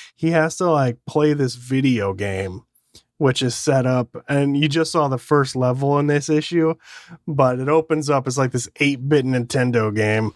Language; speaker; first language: English; native; English